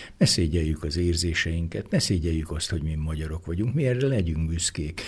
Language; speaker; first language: Hungarian; native; Hungarian